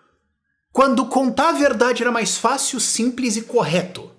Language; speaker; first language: Portuguese; native; Portuguese